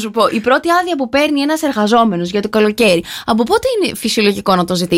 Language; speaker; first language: Greek; native; Greek